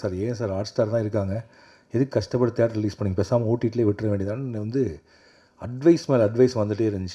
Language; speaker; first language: Tamil; native; Tamil